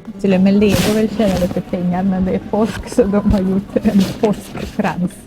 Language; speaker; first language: Swedish; non-native, fluent; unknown